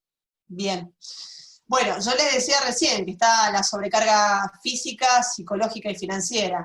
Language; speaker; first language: Spanish; native; Spanish